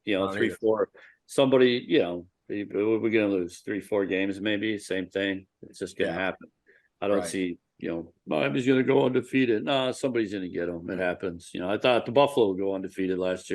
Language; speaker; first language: English; native; English